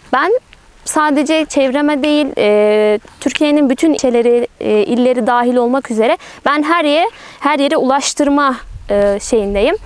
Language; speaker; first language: Turkish; native; Turkish